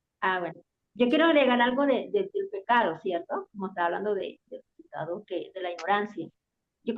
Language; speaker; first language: Spanish; native; Spanish